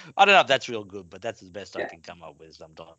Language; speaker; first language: English; native; English